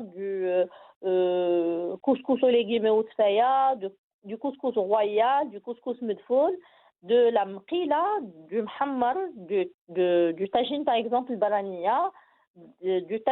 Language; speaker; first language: French; non-native, local second language; Arabic